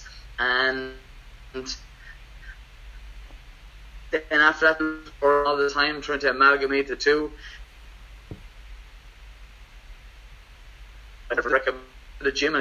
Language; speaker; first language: English; native; English